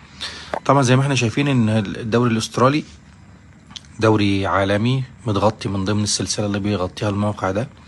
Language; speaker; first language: Arabic; native; Arabic